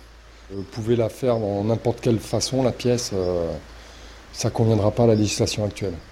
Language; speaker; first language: French; native; French